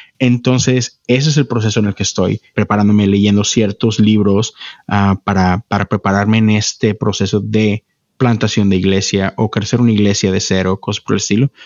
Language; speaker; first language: Spanish; native; Spanish